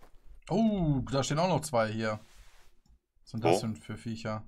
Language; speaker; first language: German; native; German